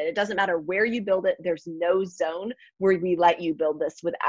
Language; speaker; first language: English; native; English